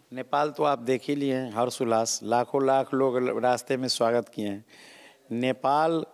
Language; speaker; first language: Hindi; non-native, local second language; Maithili